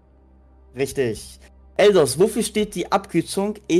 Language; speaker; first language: German; native; German